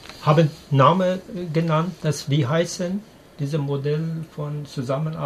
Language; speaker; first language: German; non-native, learner; Persian